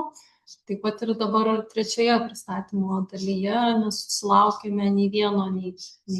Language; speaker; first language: Lithuanian; native; Lithuanian